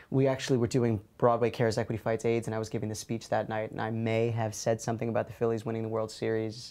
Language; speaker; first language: English; native; English